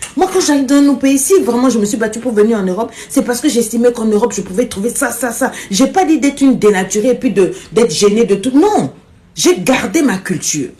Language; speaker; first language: French; non-native, local second language; Lingala